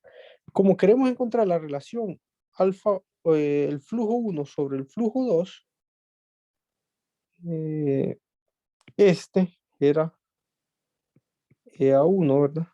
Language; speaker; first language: Spanish; native; Spanish